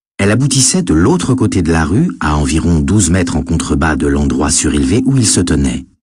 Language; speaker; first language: French; native; French